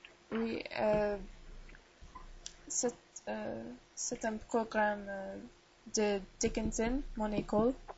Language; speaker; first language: French; non-native, learner; English